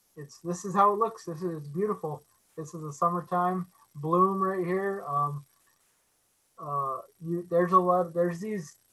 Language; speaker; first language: English; native; English